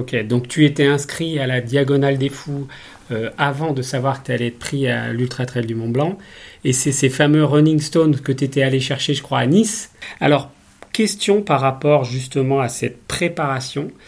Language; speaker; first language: French; native; French